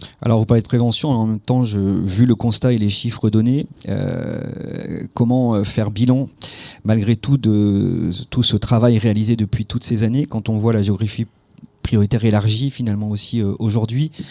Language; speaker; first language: French; native; French